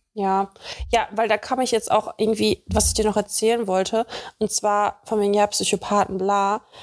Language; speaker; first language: German; early bilingual, other home language; Russian